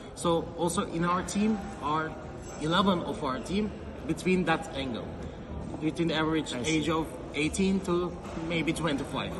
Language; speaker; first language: English; non-native, learner; Turkish